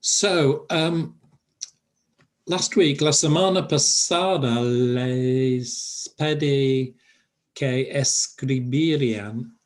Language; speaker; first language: Spanish; non-native, fluent; English